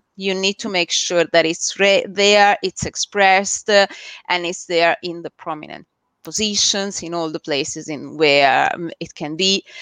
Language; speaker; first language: English; non-native, fluent; Italian